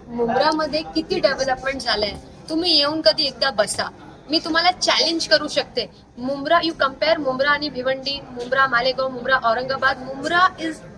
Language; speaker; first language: Marathi; non-native, local second language; Urdu